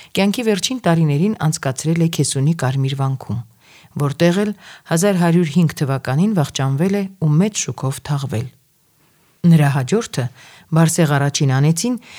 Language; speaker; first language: Armenian; native; Armenian